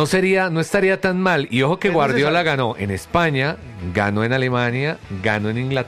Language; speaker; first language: Spanish; native; Spanish